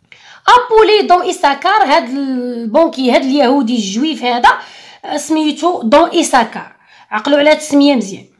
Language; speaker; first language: Arabic; native; Arabic